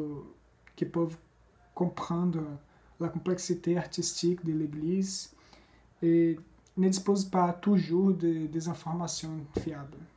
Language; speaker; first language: French; non-native, fluent; Portuguese